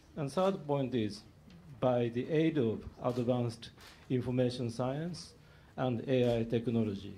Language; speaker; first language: English; non-native, fluent; Japanese